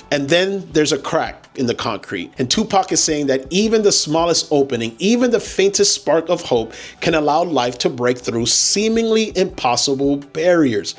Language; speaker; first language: English; native; English